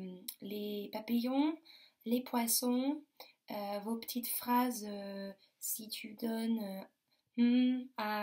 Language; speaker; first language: French; native; French